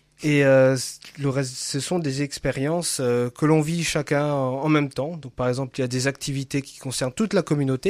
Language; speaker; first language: French; native; French